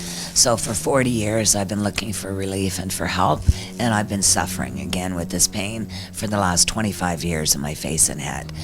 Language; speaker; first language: English; native; English